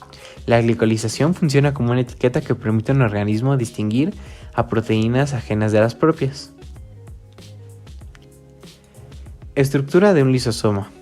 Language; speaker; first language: Spanish; native; Spanish